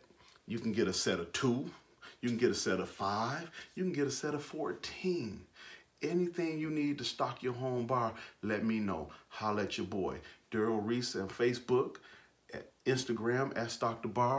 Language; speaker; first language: English; native; English